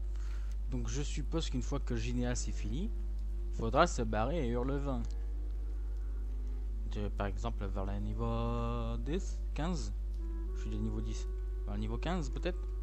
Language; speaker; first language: French; native; French